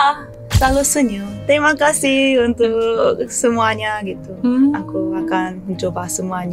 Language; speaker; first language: Indonesian; non-native, fluent; Korean